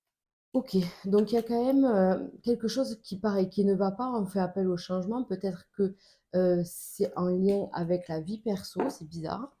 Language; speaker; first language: French; native; French